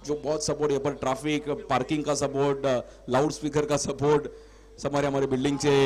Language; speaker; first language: Hindi; non-native, local second language; Marathi